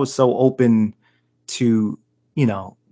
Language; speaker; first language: English; native; English